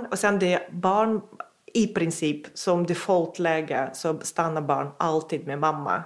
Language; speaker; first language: Swedish; non-native, fluent; Russian